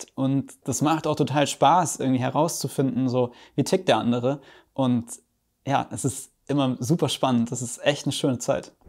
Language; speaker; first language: German; native; German